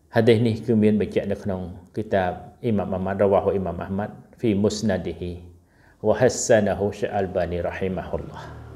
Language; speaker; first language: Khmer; non-native, local second language; Eastern Cham